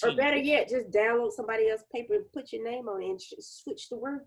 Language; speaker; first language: English; native; English